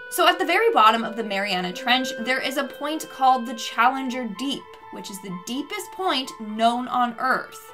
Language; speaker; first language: English; native; English